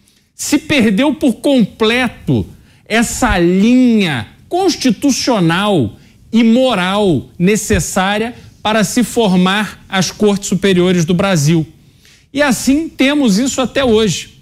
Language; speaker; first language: Portuguese; native; Portuguese